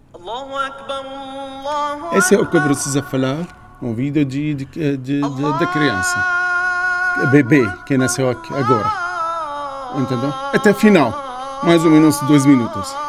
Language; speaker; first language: Portuguese; non-native, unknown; Arabic